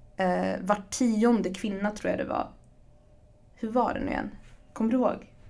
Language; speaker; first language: Swedish; early bilingual, other home language; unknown